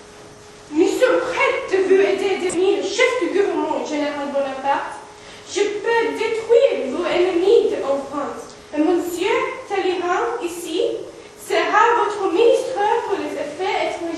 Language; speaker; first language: French; non-native, learner; English